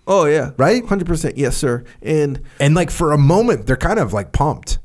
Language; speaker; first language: English; native; English